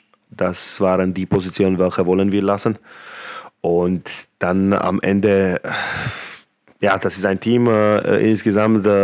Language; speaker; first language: German; non-native, fluent; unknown